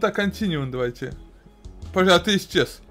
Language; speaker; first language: Russian; native; Russian